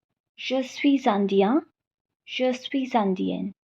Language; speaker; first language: French; non-native, fluent; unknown